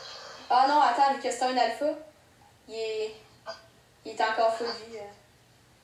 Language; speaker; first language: French; native; French